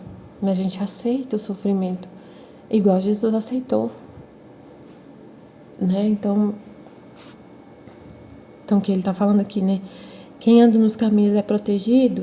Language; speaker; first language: Portuguese; native; Portuguese